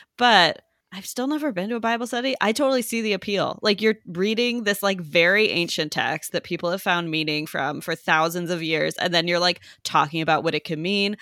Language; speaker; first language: English; native; English